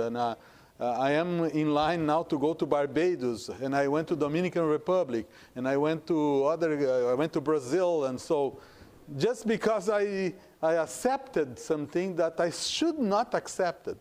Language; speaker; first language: English; non-native, fluent; Portuguese